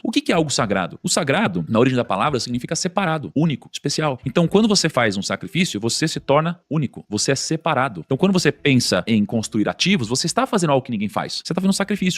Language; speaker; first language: Portuguese; native; Portuguese